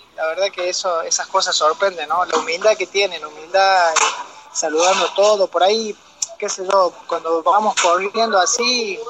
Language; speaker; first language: Spanish; native; Spanish